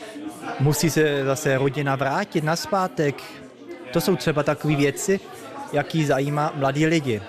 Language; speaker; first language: Czech; early bilingual, heritage; Czech